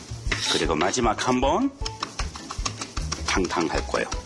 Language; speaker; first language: Korean; non-native, learner; English